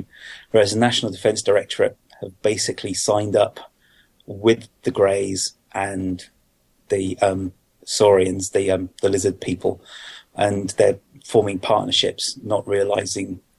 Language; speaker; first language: English; native; English